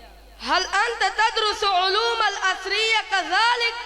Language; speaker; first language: Arabic; non-native, learner; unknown